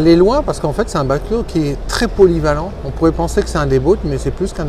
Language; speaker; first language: French; native; French